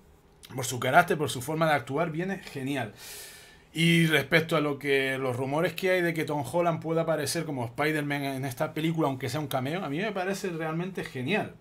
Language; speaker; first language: Spanish; native; Spanish